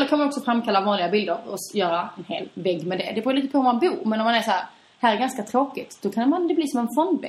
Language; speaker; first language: Swedish; native; Swedish